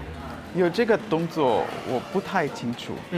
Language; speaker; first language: Chinese; non-native, learner; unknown